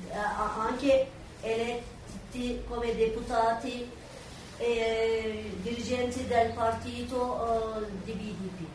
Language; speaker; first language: Italian; non-native, learner; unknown